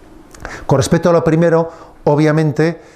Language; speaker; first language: Spanish; native; Spanish